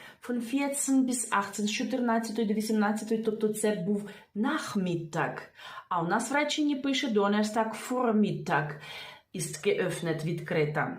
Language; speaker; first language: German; non-native, fluent; Ukrainian